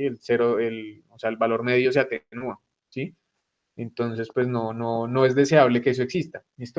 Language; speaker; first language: Spanish; native; Spanish